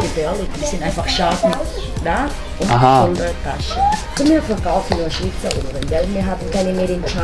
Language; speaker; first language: German; non-native, fluent; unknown